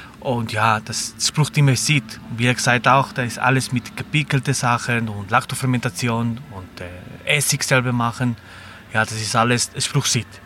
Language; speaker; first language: German; non-native, learner; Spanish